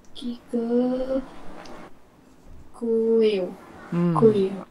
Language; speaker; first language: Korean; non-native, learner; Indonesian